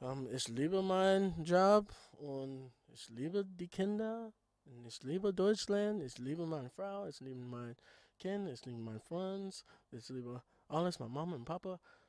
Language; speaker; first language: German; non-native, learner; English